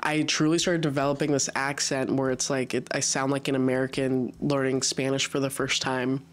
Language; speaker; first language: English; early bilingual, other home language; Spanish